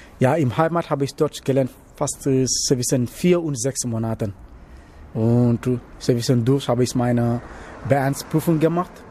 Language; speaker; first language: German; non-native, learner; Wolof